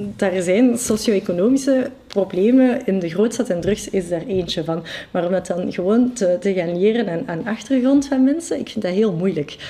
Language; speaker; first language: Dutch; non-native, local second language; French